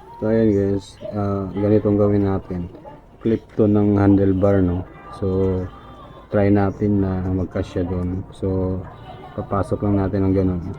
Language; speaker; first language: Filipino; non-native, local second language; Cebuano